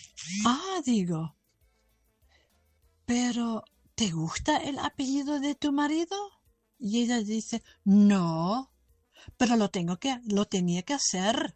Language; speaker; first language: Spanish; non-native, fluent; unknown